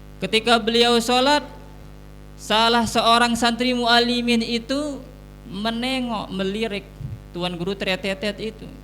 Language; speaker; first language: Indonesian; non-native, local second language; Sasak